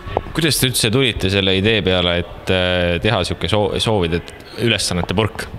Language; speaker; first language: Estonian; native; Estonian